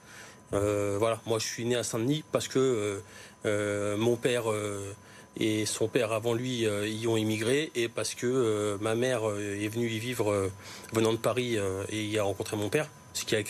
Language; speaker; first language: French; native; French